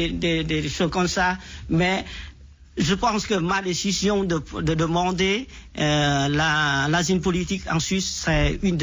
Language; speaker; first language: French; non-native, fluent; Vietnamese